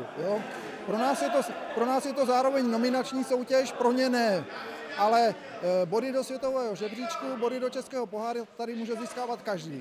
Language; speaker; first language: Czech; native; Czech